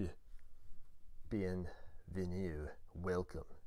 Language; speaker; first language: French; non-native, learner; English